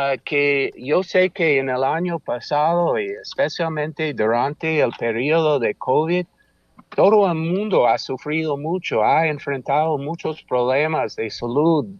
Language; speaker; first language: Spanish; non-native, fluent; English